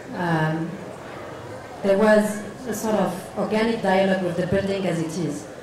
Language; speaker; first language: English; non-native, fluent; Arabic